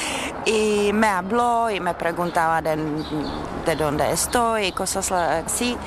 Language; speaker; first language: Spanish; non-native, fluent; Czech